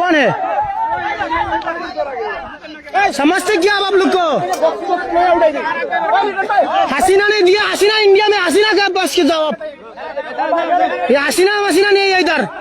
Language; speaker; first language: Hindi; non-native, learner; Bangla